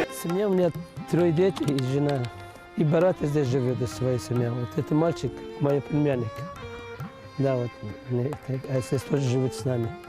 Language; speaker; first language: Russian; non-native, learner; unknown